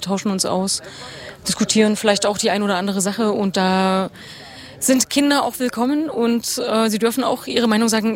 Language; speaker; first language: German; native; German